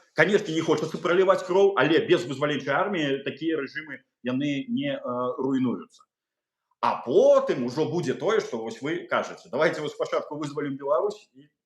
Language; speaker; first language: Belarusian; non-native, local second language; Russian